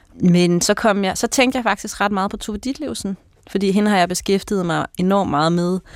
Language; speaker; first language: Danish; native; Danish